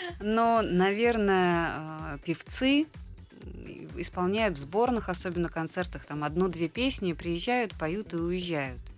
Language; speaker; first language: Russian; native; Russian